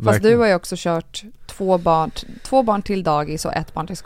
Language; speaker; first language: Swedish; native; Swedish